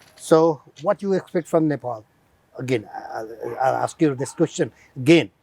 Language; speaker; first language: English; non-native, local second language; Nepali